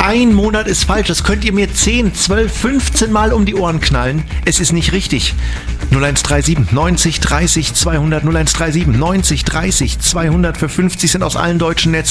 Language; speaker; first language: German; native; German